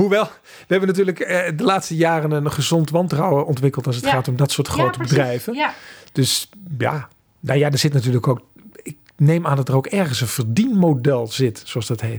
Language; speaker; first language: Dutch; native; Dutch